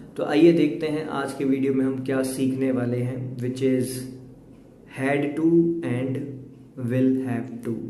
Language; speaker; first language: Hindi; native; Hindi